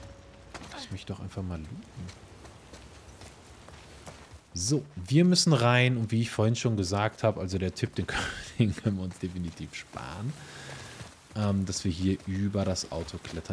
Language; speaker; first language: German; native; German